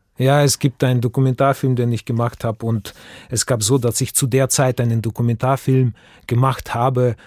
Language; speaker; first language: German; non-native, fluent; Russian